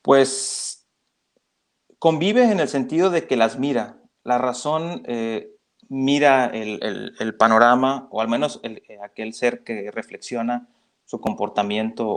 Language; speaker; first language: Spanish; native; Spanish